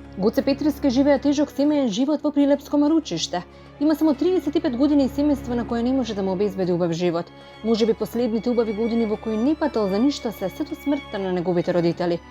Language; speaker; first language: Macedonian; native; Macedonian